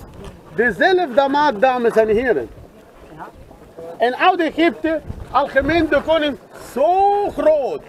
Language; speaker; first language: Dutch; non-native, learner; Arabic